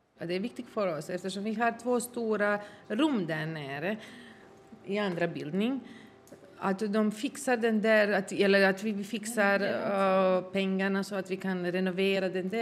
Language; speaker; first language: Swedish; non-native, fluent; Bosnian